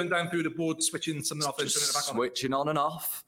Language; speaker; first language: English; native; English